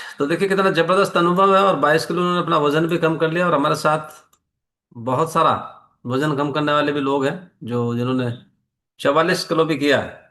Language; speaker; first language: Hindi; native; Hindi